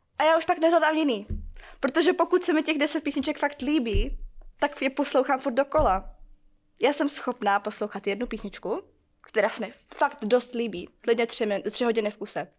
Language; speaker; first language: Czech; native; Czech